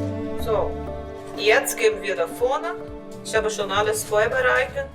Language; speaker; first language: German; non-native, learner; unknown